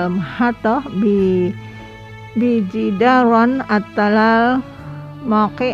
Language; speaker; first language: Arabic; non-native, fluent; Indonesian